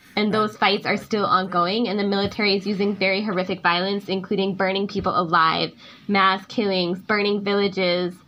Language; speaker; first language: English; native; English